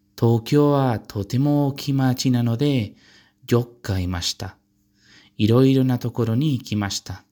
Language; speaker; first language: Japanese; non-native, learner; Spanish